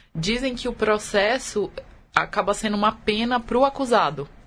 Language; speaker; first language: Portuguese; native; Portuguese